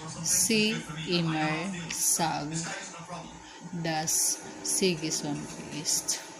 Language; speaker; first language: German; non-native, learner; Filipino